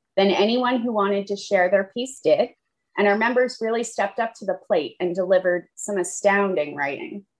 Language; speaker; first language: English; native; English